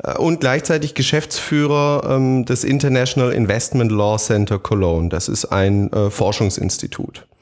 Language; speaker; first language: German; native; German